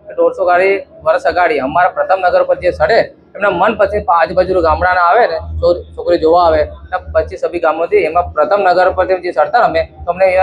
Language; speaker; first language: Gujarati; non-native, local second language; Bhili